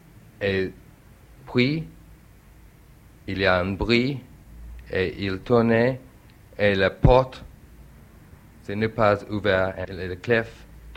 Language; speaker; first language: French; non-native, learner; English